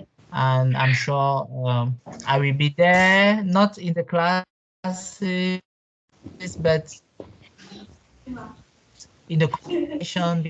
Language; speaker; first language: English; non-native, local second language; French